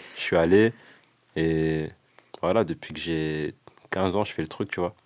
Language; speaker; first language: French; early bilingual, other home language; Lingala